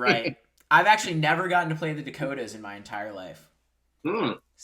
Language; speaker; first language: English; native; English